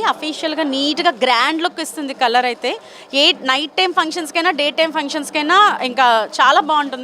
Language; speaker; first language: Telugu; native; Telugu